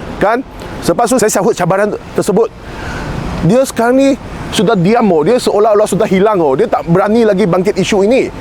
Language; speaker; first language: Malay; non-native, local second language; Chinese